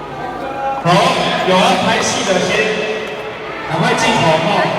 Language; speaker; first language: Chinese; native; Chinese